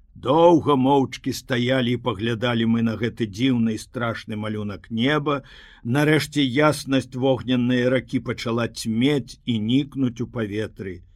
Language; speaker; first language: Belarusian; native; Belarusian